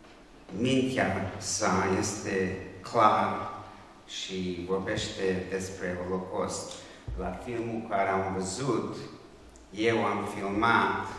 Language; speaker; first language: Romanian; non-native, local second language; Hungarian